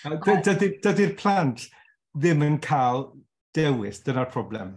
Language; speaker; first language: Welsh; non-native, local second language; English